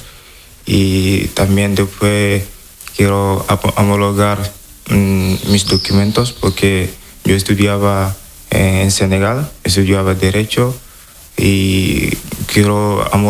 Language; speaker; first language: Spanish; non-native, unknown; Wolof